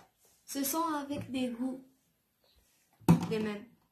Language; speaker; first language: French; non-native, local second language; Arabic